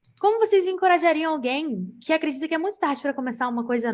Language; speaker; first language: Portuguese; native; Portuguese